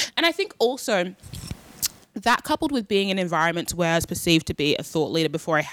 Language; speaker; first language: English; native; English